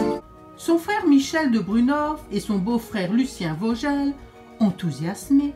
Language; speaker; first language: French; native; French